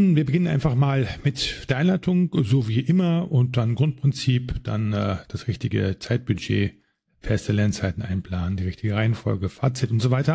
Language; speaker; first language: German; native; German